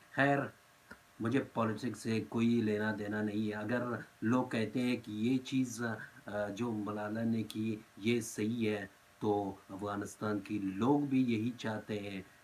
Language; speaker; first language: Urdu; non-native, fluent; Pashto